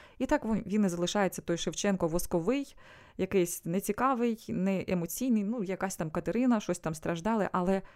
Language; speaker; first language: Ukrainian; non-native, local second language; Russian